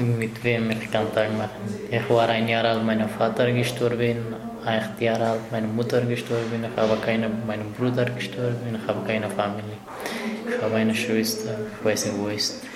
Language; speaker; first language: German; non-native, learner; Persian